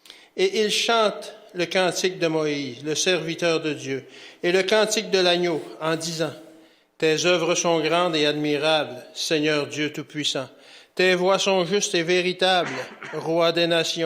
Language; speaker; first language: French; native; French